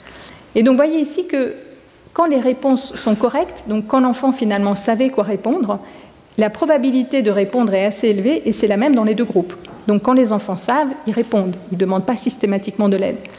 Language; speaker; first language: French; native; French